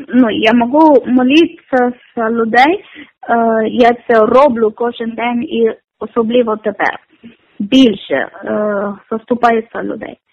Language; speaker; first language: Ukrainian; non-native, learner; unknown